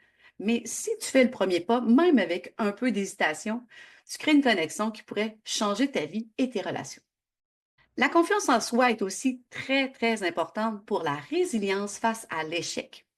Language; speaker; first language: French; native; French